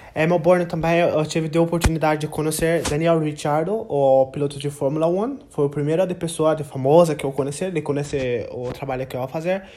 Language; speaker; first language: Portuguese; non-native, learner; English